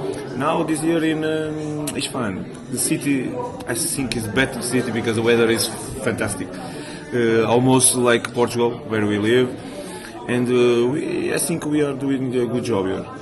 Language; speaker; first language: English; non-native, learner; Portuguese